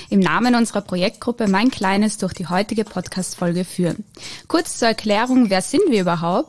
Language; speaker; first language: German; native; German